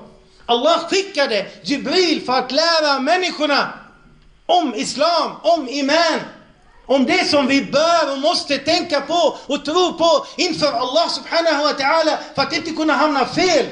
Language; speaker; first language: Swedish; non-native, local second language; Arabic